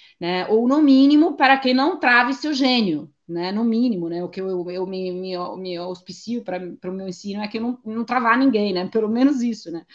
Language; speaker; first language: Portuguese; non-native, fluent; Italian